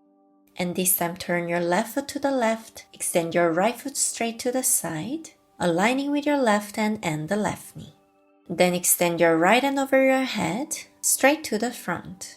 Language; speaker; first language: English; non-native, fluent; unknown